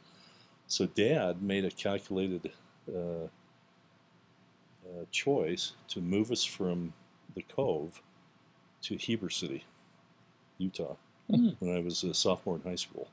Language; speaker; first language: English; native; English